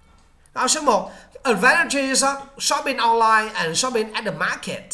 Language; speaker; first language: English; non-native, learner; Vietnamese